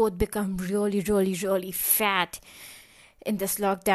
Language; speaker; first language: English; non-native, local second language; Hindi